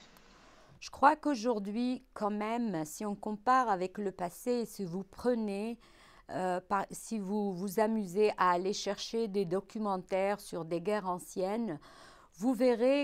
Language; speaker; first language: French; non-native, local second language; Arabic